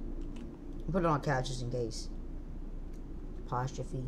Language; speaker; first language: English; native; English